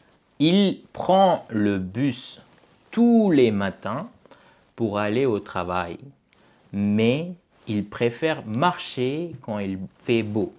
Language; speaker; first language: French; non-native, fluent; Tamil